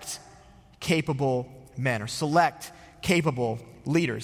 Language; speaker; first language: English; native; English